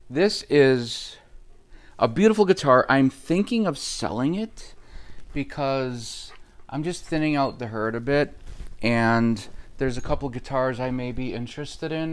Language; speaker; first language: English; native; English